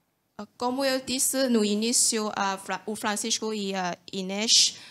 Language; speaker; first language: Portuguese; non-native, local second language; Cantonese